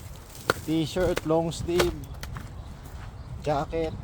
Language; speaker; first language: English; non-native, learner; Filipino